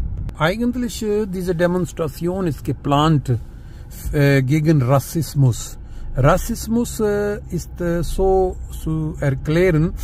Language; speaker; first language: German; non-native, learner; Urdu